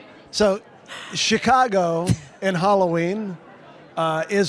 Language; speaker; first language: English; early bilingual, other home language; Portuguese